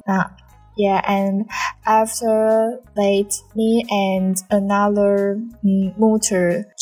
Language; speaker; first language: English; non-native, learner; Chinese